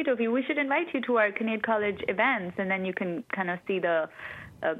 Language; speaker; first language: English; non-native, local second language; Urdu